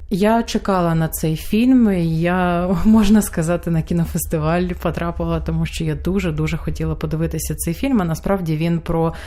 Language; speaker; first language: Ukrainian; native; Ukrainian